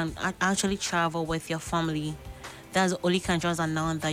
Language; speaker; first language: English; non-native, local second language; Akan